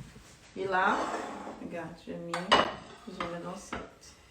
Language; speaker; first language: French; non-native, fluent; Portuguese